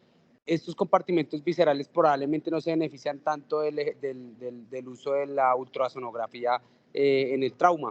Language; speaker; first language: Spanish; native; Spanish